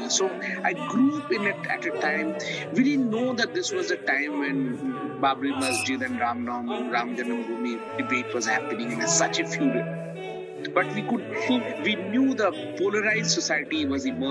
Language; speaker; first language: English; non-native, local second language; Bangla